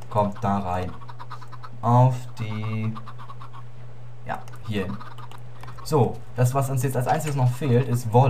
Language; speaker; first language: German; native; German